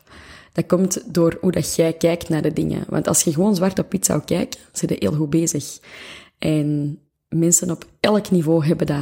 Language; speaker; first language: Dutch; native; Dutch